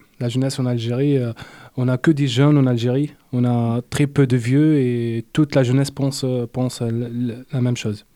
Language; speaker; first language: French; non-native, local second language; Arabic